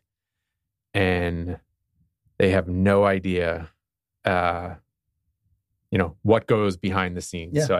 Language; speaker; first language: English; native; English